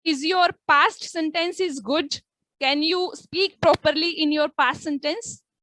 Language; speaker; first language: English; non-native, local second language; Hindi